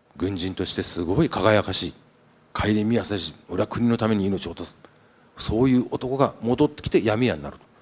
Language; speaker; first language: Japanese; native; Japanese